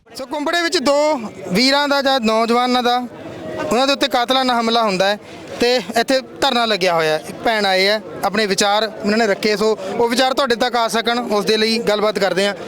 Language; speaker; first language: Punjabi; native; Punjabi